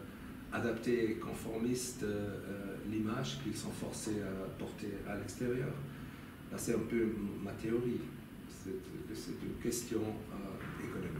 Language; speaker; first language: French; non-native, local second language; German